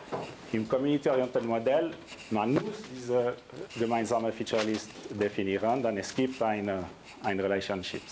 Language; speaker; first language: German; non-native, local second language; French